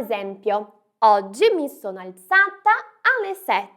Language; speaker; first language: Italian; non-native, fluent; Portuguese